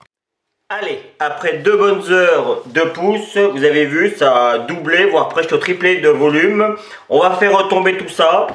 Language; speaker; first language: French; native; French